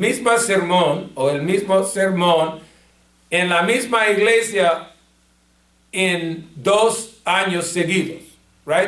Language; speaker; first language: Spanish; non-native, fluent; English